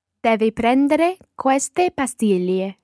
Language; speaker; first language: Italian; non-native, learner; English